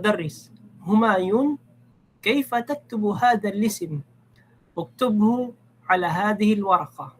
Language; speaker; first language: Arabic; non-native, fluent; Filipino